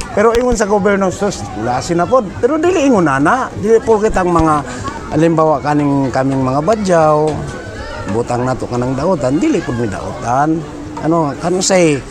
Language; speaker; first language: Cebuano; non-native, local second language; Tausug